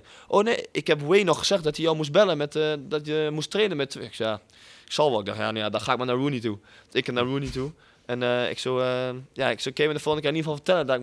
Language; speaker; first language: Dutch; native; Dutch